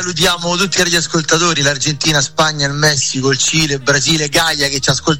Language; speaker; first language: Italian; native; Italian